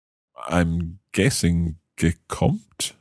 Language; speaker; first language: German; non-native, learner; English